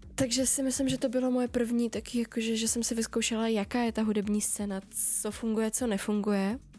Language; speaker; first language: Czech; early bilingual, other home language; Russian